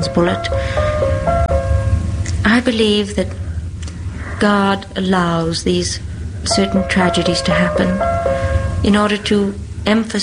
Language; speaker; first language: English; native; English